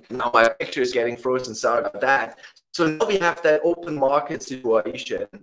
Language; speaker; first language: English; non-native, fluent; German